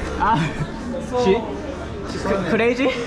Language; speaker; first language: English; non-native, learner; Korean